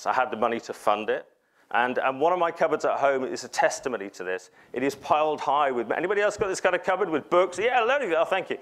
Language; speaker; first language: English; native; English